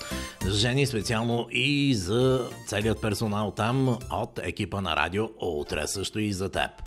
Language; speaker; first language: Bulgarian; native; Bulgarian